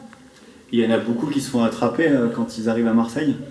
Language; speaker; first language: French; native; French